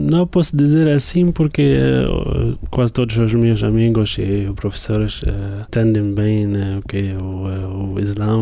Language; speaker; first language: Portuguese; non-native, fluent; Arabic